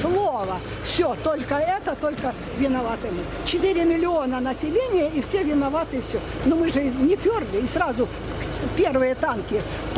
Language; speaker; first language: Russian; native; Russian